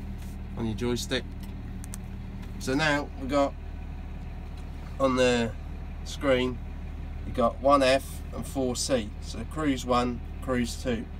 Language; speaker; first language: English; native; English